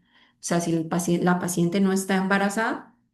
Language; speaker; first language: Spanish; native; Spanish